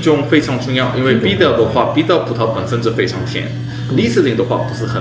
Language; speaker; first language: Chinese; non-native, fluent; Korean